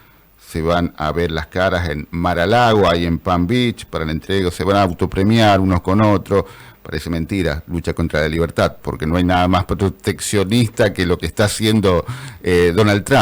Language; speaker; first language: Spanish; native; Spanish